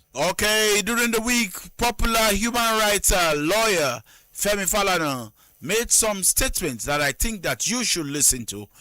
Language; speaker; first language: English; non-native, local second language; Yoruba